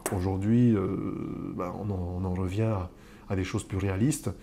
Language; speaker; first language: French; native; French